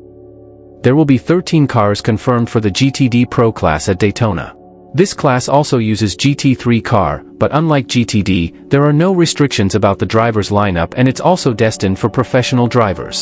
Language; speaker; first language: English; non-native, fluent; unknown